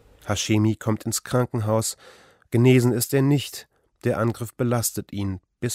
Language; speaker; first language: German; native; German